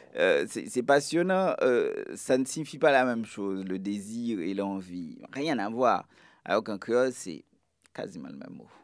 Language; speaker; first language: French; non-native, local second language; Haitian Creole